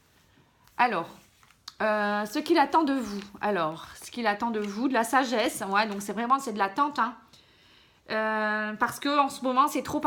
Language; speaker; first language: French; native; French